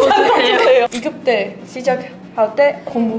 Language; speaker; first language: Korean; non-native, learner; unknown